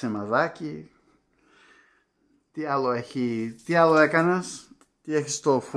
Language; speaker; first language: Greek; early bilingual, heritage; Greek